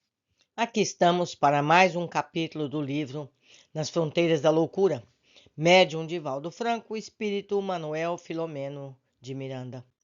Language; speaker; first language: Portuguese; native; Portuguese